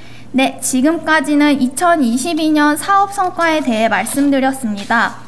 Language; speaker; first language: Korean; native; Korean